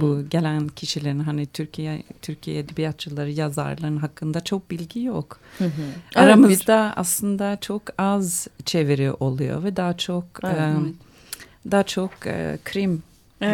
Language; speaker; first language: Turkish; non-native, fluent; Swedish